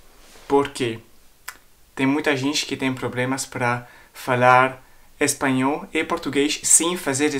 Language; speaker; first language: Portuguese; non-native, fluent; French